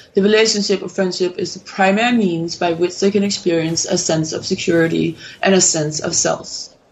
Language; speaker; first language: English; non-native, fluent; Danish